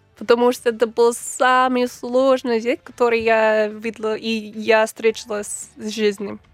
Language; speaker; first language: Russian; non-native, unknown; English